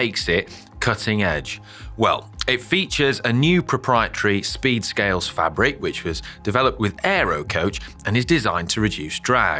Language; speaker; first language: English; native; English